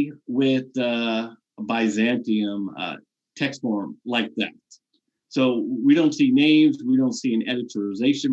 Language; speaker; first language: English; native; English